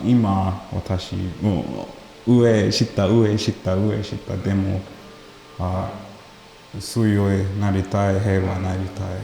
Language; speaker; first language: Japanese; non-native, learner; English